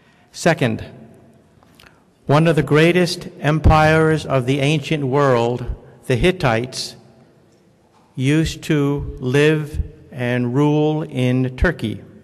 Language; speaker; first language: English; native; English